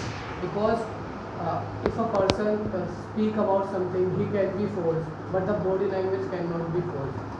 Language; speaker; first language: English; non-native, learner; Hindi